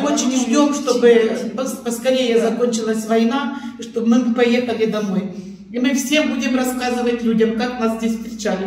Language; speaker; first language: Russian; non-native, local second language; Ukrainian